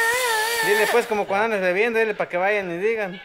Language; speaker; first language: Spanish; native; Spanish